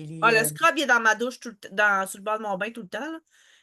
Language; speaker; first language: French; native; French